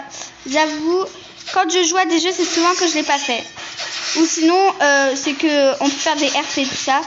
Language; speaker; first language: French; native; French